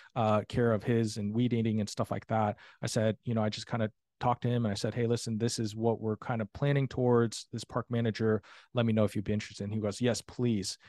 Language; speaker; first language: English; native; English